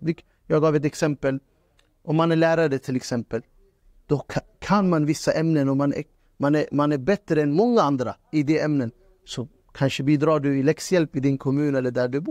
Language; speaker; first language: Swedish; non-native, fluent; Urdu